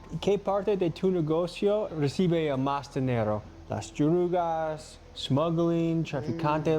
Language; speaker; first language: Spanish; non-native, learner; English